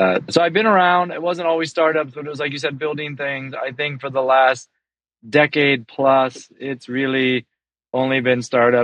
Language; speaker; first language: English; native; English